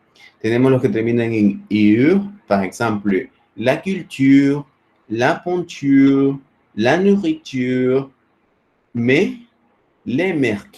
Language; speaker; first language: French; non-native, fluent; Spanish